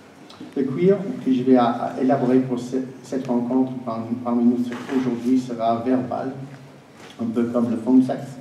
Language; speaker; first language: French; non-native, fluent; English